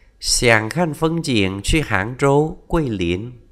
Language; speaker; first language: Chinese; non-native, fluent; Vietnamese